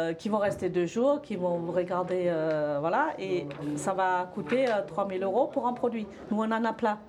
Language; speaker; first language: French; non-native, fluent; German